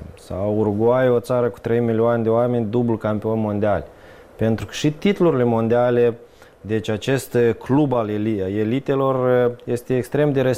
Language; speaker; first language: Romanian; native; Romanian